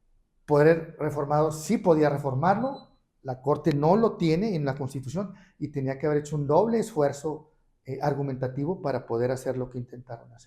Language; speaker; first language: Spanish; native; Spanish